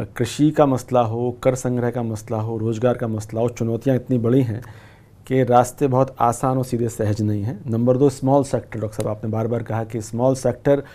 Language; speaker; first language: Hindi; native; Hindi